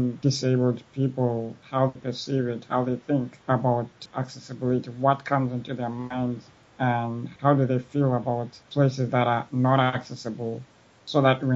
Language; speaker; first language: English; non-native, local second language; Shona